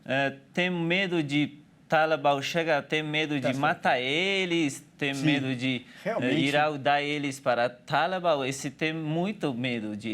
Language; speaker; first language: Portuguese; non-native, learner; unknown